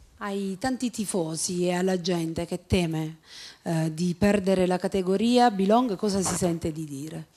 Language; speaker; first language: Italian; non-native, learner; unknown